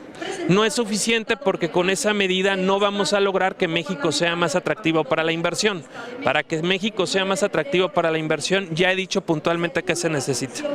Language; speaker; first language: Spanish; native; Spanish